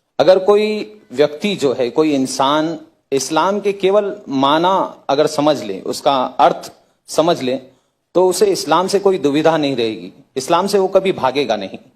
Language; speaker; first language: Hindi; native; Hindi